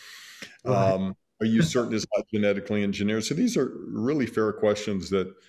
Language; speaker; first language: English; native; English